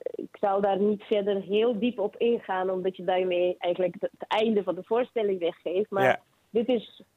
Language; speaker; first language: Dutch; non-native, fluent; Ukrainian